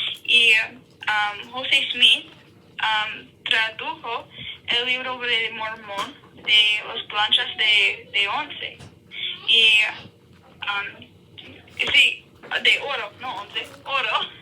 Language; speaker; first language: Spanish; non-native, learner; English